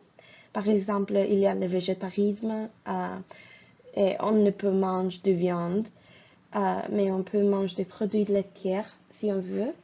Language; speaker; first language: French; non-native, fluent; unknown